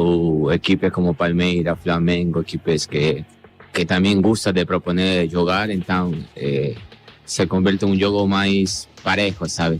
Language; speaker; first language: Portuguese; non-native, learner; Spanish